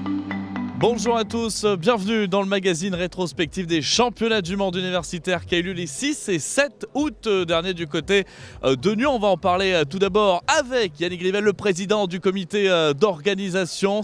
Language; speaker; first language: French; native; French